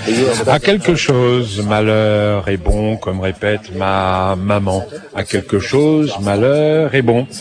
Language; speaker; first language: French; native; French